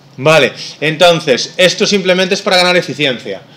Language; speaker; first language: Spanish; non-native, local second language; Galician